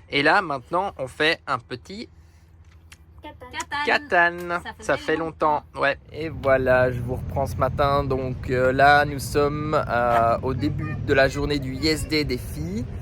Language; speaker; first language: French; native; French